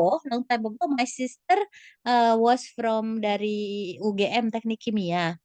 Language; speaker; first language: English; non-native, fluent; Indonesian